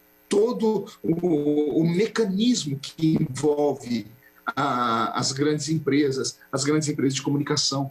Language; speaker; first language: Portuguese; native; Portuguese